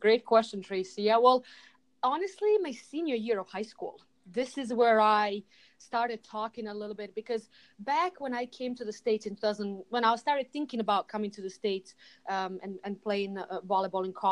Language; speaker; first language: English; non-native, fluent; Serbian